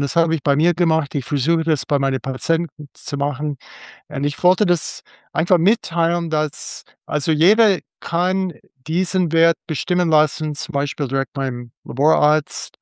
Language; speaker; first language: German; non-native, fluent; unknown